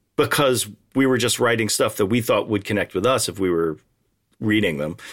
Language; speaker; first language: English; native; English